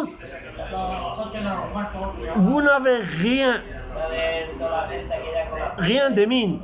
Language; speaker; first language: French; non-native, local second language; Arabic